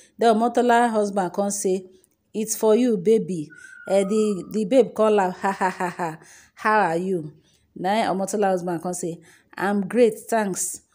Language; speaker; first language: Nigerian Pidgin; non-native, local second language; Yoruba